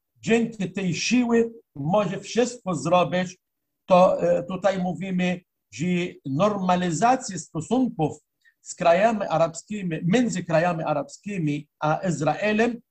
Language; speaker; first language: Polish; non-native, fluent; Arabic